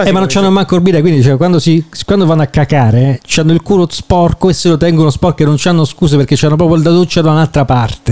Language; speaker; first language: Italian; native; Italian